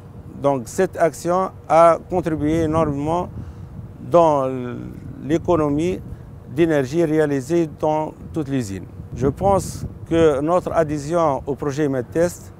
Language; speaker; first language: French; non-native, local second language; Arabic